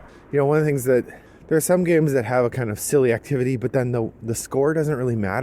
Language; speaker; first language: English; native; English